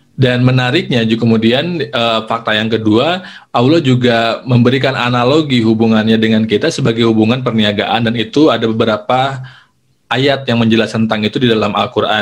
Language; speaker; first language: Indonesian; native; Indonesian